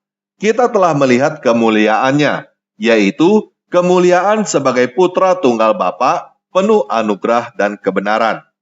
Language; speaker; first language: Indonesian; native; Indonesian